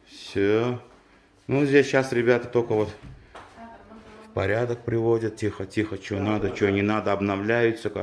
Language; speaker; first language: Russian; native; Russian